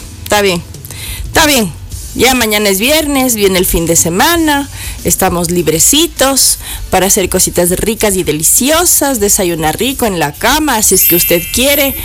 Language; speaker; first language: Spanish; native; Spanish